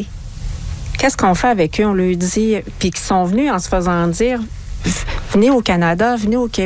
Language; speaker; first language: French; native; French